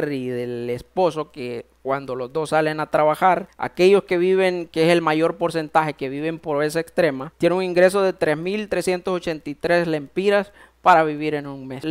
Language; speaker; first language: Spanish; native; Spanish